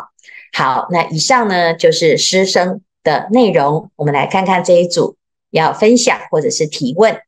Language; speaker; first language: Chinese; native; Chinese